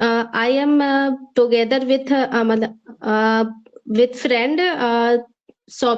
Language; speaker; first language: English; non-native, learner; Hindi